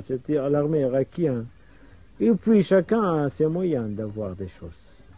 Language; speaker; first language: French; non-native, fluent; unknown